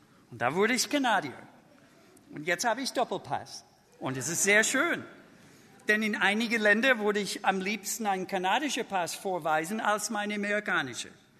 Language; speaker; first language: German; non-native, fluent; English